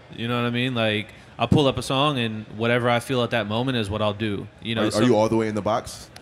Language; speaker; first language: English; native; English